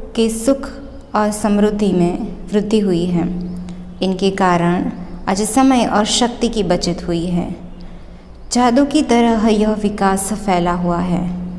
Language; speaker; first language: Hindi; non-native, local second language; Gujarati